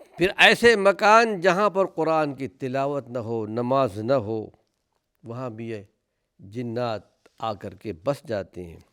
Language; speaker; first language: Urdu; native; Urdu